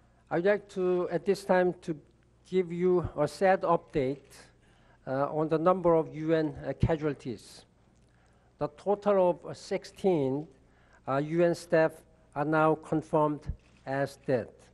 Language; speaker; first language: English; non-native, fluent; Korean